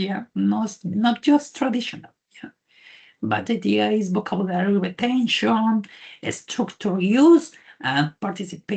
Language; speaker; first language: English; non-native, learner; Spanish